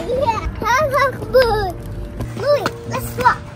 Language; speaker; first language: Chinese; early bilingual, heritage; Chinese